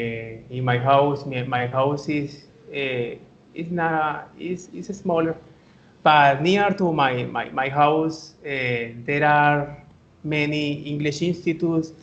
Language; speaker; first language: English; non-native, learner; Spanish